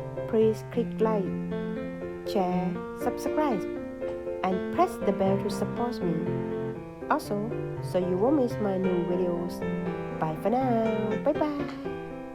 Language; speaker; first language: English; non-native, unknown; Thai